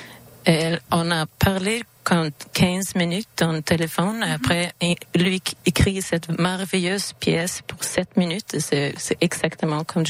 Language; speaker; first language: French; non-native, learner; Swedish